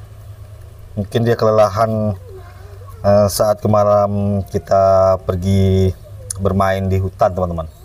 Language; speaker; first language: Indonesian; native; Indonesian